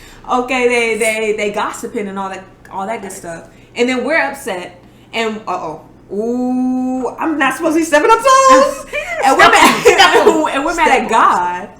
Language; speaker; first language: English; native; English